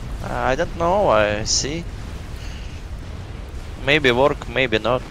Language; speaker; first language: English; non-native, learner; Russian